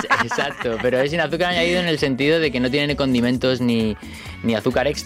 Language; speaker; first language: Spanish; native; Spanish